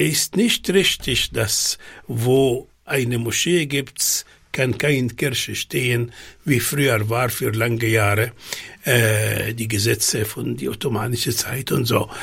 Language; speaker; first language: German; non-native, fluent; Arabic